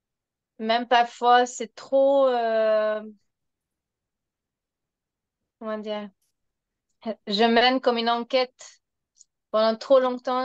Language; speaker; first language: French; non-native, fluent; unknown